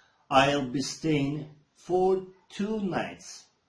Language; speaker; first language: English; non-native, fluent; Turkish